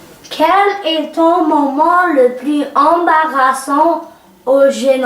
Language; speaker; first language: French; early bilingual, other home language; Arabic